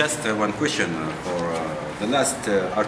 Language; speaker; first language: English; non-native, fluent; Arabic